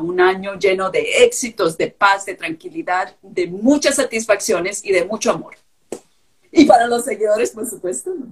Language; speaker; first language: Spanish; native; Spanish